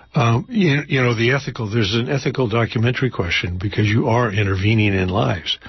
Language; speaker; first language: English; native; English